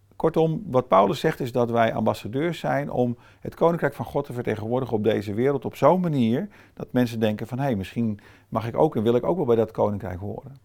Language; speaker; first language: Dutch; non-native, fluent; Portuguese